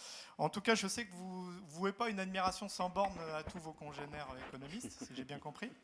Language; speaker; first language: French; native; French